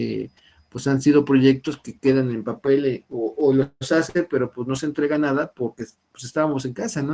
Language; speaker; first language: Spanish; native; Spanish